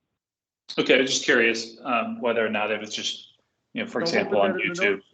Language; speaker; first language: English; native; English